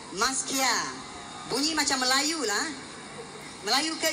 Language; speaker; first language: Malay; native; Malay